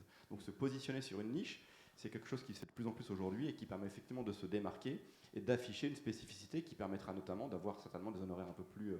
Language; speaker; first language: French; native; French